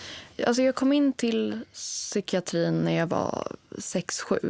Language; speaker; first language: Swedish; native; Swedish